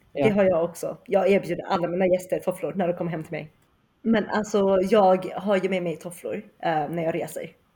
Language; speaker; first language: Swedish; early bilingual, other home language; Chinese